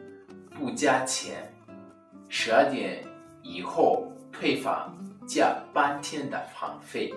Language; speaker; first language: Chinese; non-native, learner; Swahili